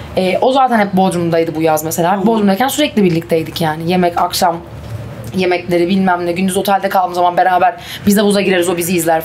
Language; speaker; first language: Turkish; native; Turkish